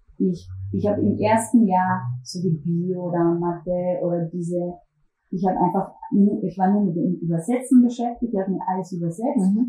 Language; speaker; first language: German; non-native, fluent; Slovenian